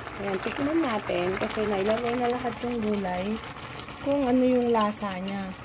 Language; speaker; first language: Filipino; non-native, local second language; Iloko